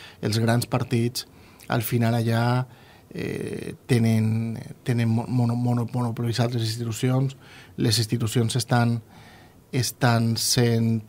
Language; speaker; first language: Catalan; native; Catalan